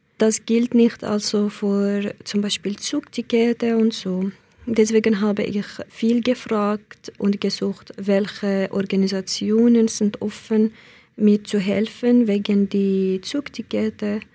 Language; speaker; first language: German; non-native, learner; Central Kurdish